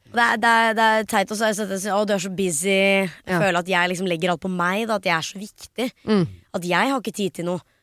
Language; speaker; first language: Norwegian; early bilingual, other home language; Hindi